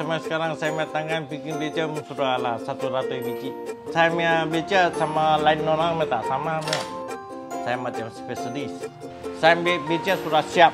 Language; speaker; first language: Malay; non-native, local second language; Min Nan Chinese